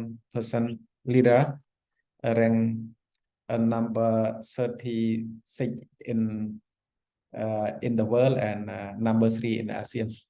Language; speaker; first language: English; non-native, fluent; Khmer